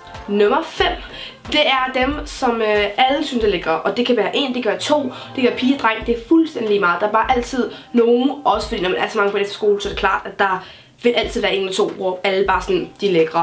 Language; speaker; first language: Danish; native; Danish